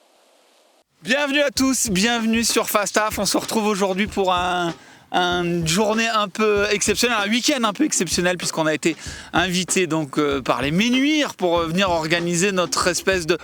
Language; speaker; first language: French; native; French